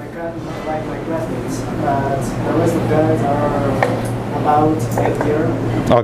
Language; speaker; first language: English; non-native, learner; Spanish